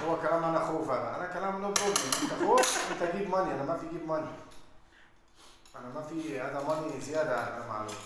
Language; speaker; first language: Arabic; non-native, learner; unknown